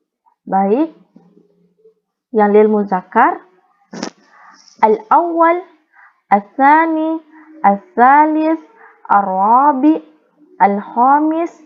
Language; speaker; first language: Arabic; non-native, learner; Indonesian